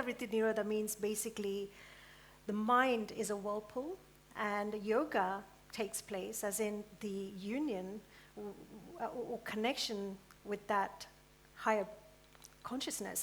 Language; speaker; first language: English; early bilingual, other home language; Gujarati